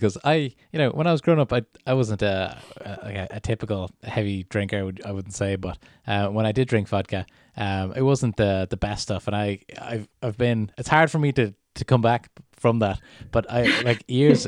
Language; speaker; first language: English; native; English